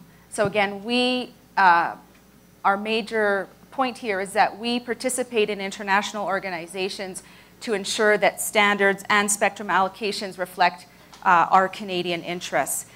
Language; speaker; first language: English; native; English